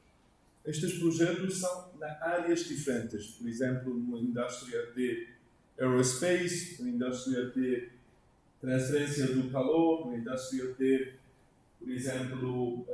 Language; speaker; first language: Portuguese; non-native, learner; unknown